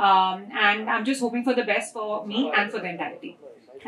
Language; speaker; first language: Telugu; non-native, learner; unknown